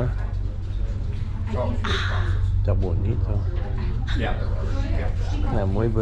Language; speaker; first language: Spanish; non-native, fluent; English